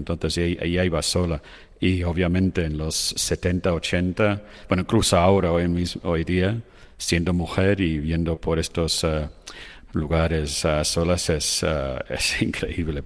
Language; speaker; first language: Spanish; non-native, fluent; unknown